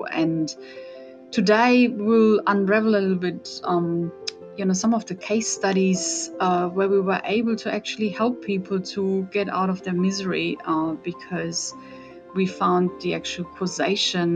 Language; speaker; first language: English; non-native, fluent; German